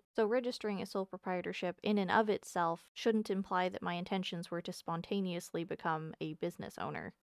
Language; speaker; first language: English; native; English